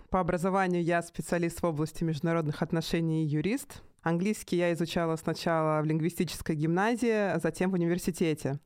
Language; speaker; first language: Russian; native; Russian